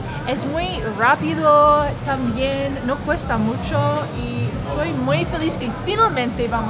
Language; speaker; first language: Spanish; non-native, learner; English